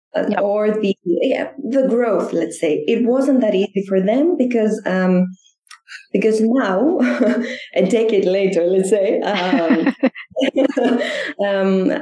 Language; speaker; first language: English; non-native, fluent; Greek